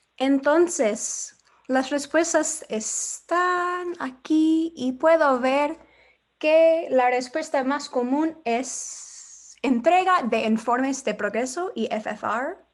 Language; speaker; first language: Spanish; non-native, fluent; English